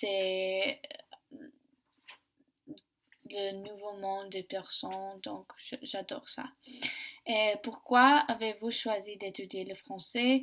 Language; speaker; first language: French; non-native, learner; English